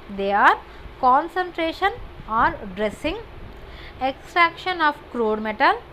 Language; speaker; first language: English; non-native, local second language; Telugu